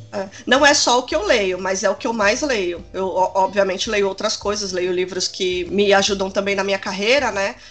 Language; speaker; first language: Portuguese; native; Portuguese